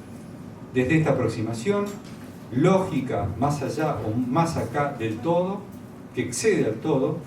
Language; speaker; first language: Spanish; native; Spanish